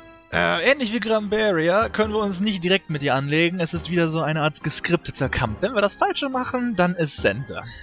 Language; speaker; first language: German; native; German